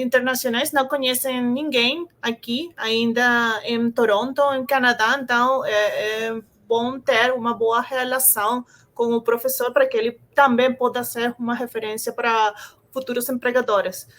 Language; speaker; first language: Portuguese; non-native, fluent; Spanish